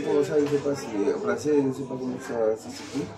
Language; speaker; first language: French; non-native, learner; Spanish